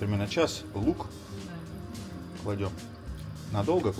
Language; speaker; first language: Russian; native; Russian